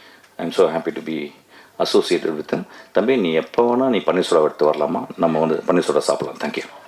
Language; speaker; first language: Tamil; native; Tamil